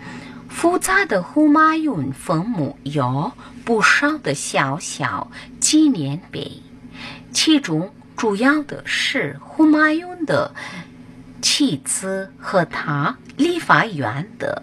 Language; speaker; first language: Chinese; non-native, learner; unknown